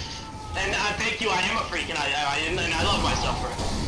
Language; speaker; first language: English; native; English